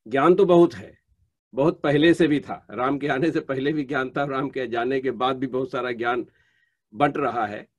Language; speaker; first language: Hindi; native; Hindi